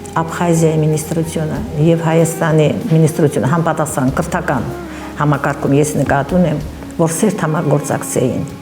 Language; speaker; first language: Armenian; early bilingual, heritage; Armenian